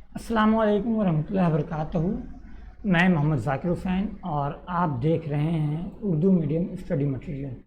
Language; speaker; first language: Urdu; native; Urdu